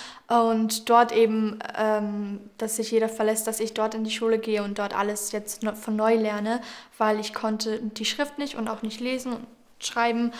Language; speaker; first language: German; early bilingual, other home language; Georgian